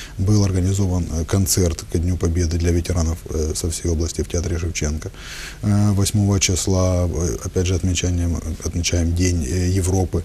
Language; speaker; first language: Russian; native; Russian